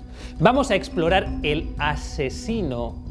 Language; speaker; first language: Spanish; native; Spanish